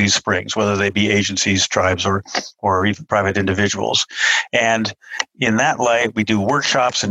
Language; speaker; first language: English; native; English